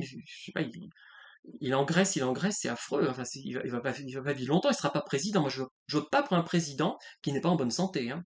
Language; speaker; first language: French; native; French